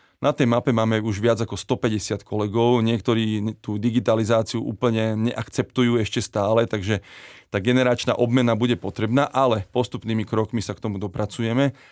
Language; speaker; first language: Slovak; native; Slovak